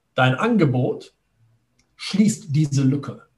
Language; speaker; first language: German; native; German